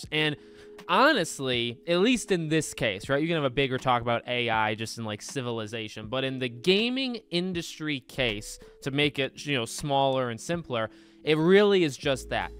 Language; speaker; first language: English; native; English